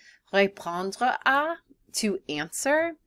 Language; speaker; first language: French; non-native, fluent; English